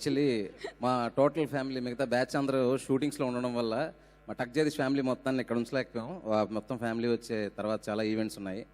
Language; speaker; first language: Telugu; native; Telugu